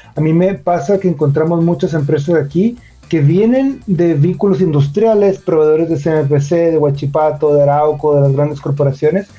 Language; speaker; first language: Spanish; native; Spanish